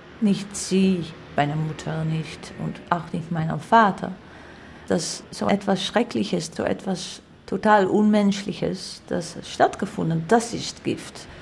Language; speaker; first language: German; non-native, fluent; Dutch